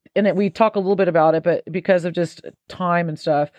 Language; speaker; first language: English; native; English